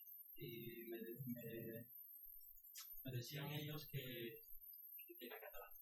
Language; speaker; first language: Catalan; non-native, learner; Spanish